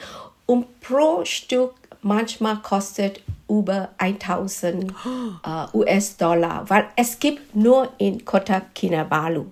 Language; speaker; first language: German; non-native, fluent; Malay